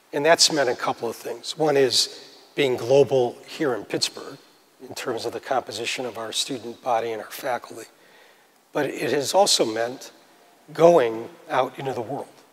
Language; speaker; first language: English; native; English